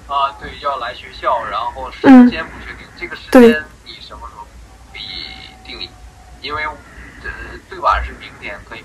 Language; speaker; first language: Chinese; native; Chinese